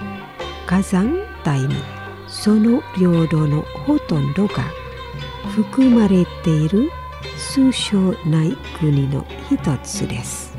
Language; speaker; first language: Japanese; non-native, fluent; Indonesian